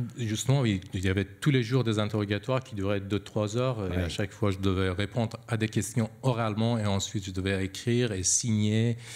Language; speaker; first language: French; non-native, fluent; Persian